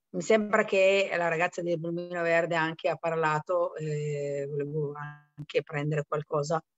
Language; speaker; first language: Italian; non-native, fluent; Somali